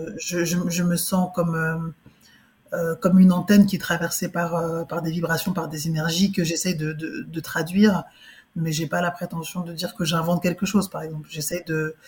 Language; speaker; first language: French; early bilingual, other home language; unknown